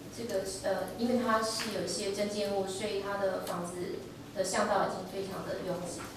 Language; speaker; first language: Chinese; native; Chinese